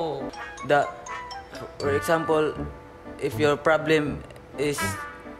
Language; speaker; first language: English; non-native, learner; Japanese